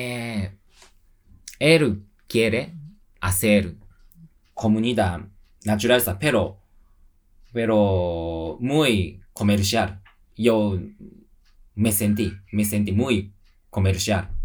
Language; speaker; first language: Spanish; non-native, learner; Japanese